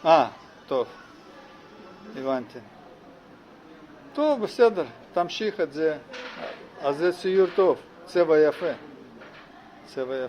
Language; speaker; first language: Hebrew; non-native, learner; Russian